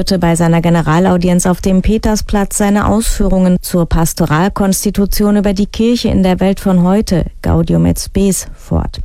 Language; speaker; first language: German; native; German